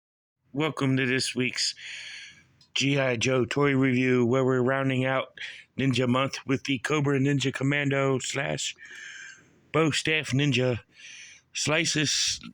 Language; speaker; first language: English; native; English